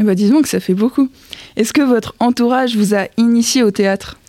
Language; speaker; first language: French; native; French